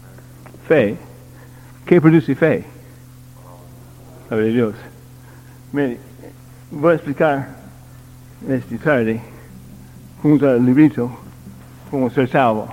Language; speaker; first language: Spanish; non-native, learner; English